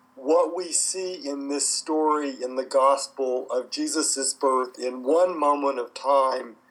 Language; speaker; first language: English; native; English